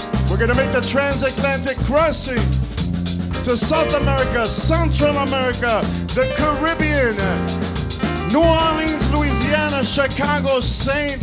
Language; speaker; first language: English; native; English